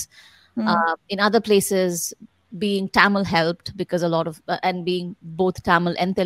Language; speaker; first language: English; non-native, local second language; Tamil